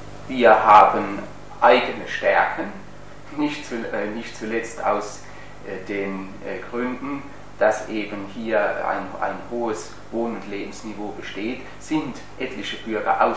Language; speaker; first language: German; native; German